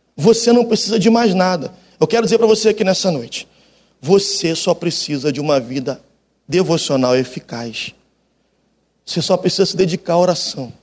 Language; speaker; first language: Portuguese; native; Portuguese